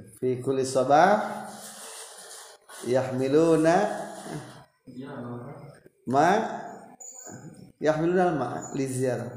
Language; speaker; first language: Arabic; non-native, learner; Indonesian